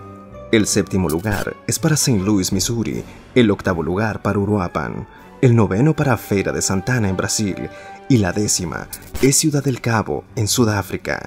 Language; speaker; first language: Spanish; native; Spanish